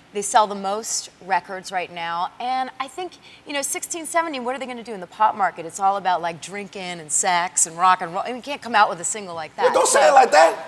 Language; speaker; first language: English; native; English